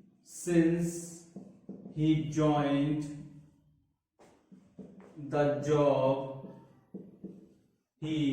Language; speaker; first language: English; non-native, local second language; Hindi